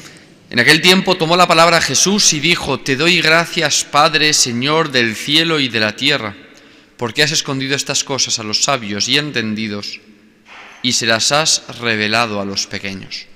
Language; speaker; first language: Spanish; native; Spanish